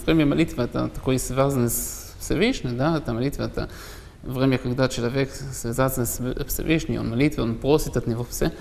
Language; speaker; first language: Russian; non-native, learner; Hebrew